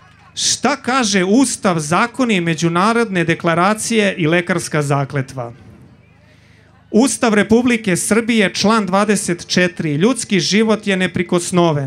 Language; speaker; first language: Serbian; native; Serbian